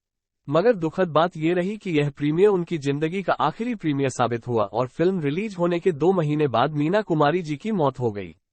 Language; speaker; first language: Hindi; native; Hindi